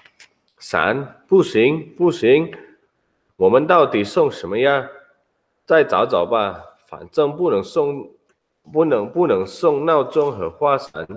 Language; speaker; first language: Chinese; non-native, learner; Indonesian